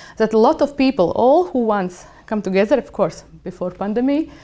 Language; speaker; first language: English; non-native, fluent; Latvian